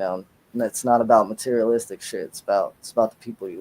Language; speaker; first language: English; native; English